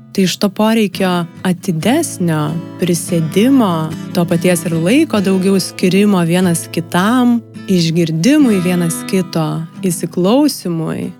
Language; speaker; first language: Lithuanian; native; Lithuanian